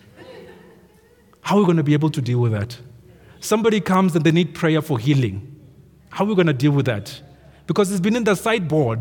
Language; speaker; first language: English; non-native, local second language; Venda